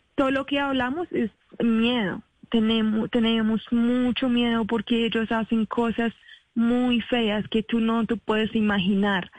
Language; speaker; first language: Spanish; non-native, fluent; Arabic